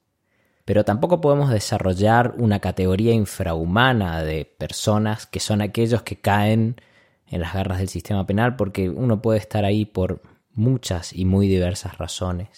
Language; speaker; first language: Spanish; native; Spanish